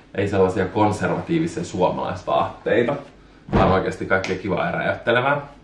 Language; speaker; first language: Finnish; native; Finnish